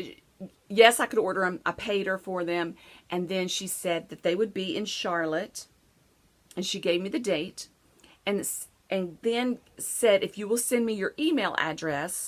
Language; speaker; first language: English; native; English